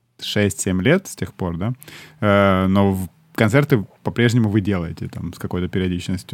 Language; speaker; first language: Russian; native; Russian